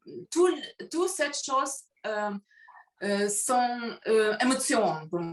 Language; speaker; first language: French; non-native, learner; Russian